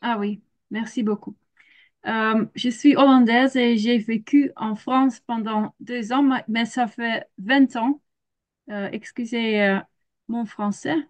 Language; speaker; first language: French; non-native, learner; Dutch